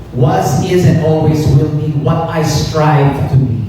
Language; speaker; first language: English; native; English